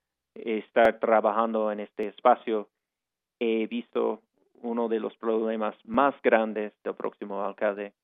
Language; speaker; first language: Spanish; non-native, fluent; English